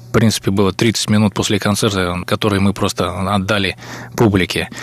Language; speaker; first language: Russian; native; Russian